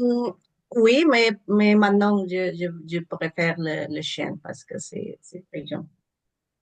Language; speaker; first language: French; non-native, learner; English